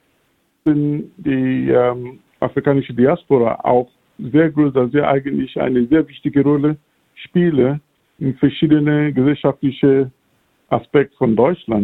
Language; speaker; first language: German; non-native, fluent; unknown